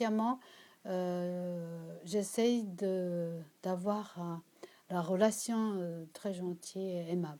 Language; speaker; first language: French; non-native, learner; Japanese